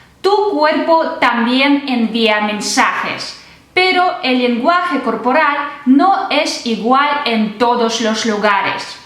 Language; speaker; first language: Spanish; non-native, fluent; Russian